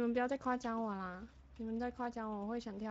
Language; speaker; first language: Chinese; native; Chinese